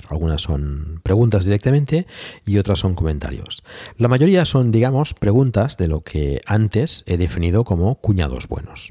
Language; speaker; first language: Spanish; native; Spanish